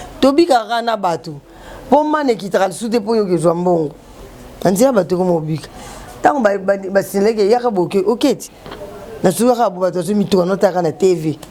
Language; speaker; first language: Lingala; native; Lingala